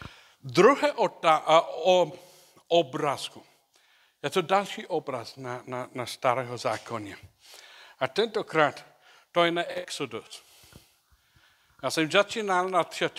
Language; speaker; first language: Czech; non-native, learner; English